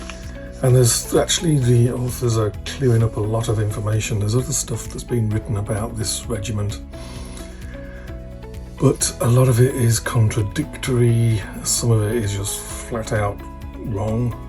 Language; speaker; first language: English; native; English